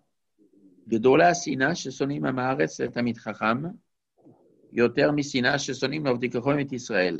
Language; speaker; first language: French; native; French